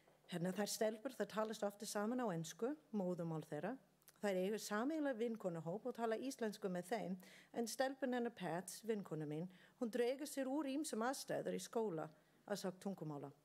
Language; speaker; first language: Icelandic; non-native, learner; English